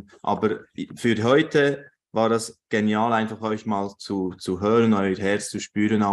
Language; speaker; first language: German; native; German